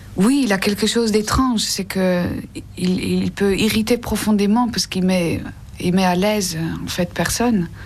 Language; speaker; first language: French; non-native, fluent; Dutch